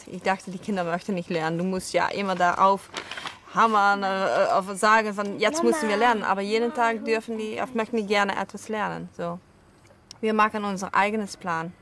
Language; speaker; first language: German; non-native, learner; Dutch